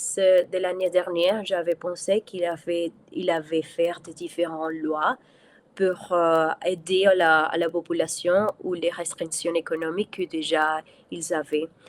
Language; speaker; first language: French; non-native, fluent; Spanish